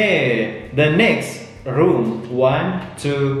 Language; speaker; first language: English; non-native, learner; Indonesian